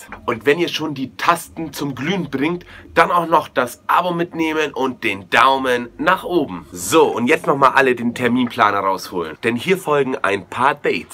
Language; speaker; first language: German; native; German